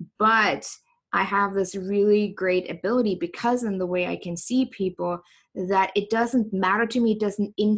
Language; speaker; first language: English; non-native, fluent; German